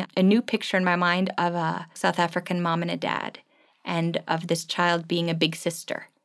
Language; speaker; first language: English; native; English